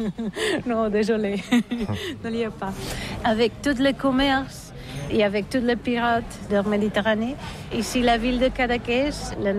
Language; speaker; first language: French; non-native, learner; Catalan